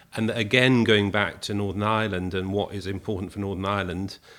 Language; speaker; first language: English; native; English